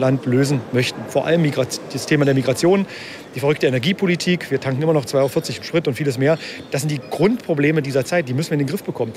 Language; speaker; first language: German; native; German